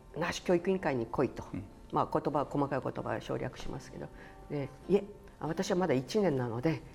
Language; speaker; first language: Japanese; native; Japanese